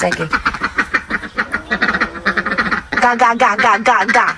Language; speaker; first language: Chinese; non-native, learner; Ukrainian